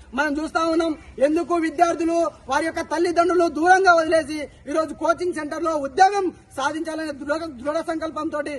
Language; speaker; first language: Telugu; native; Telugu